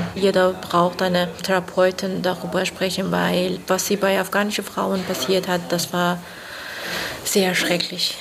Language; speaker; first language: German; non-native, fluent; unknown